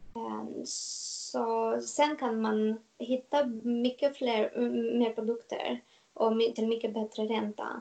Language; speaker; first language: Swedish; non-native, fluent; Romanian